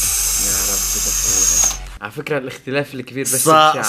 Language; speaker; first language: Arabic; native; Arabic